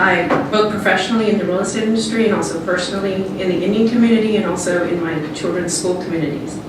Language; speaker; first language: English; native; English